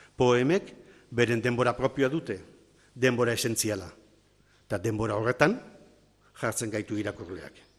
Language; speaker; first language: Basque; native; Basque